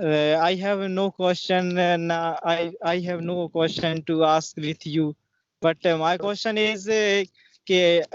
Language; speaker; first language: English; non-native, learner; Hindi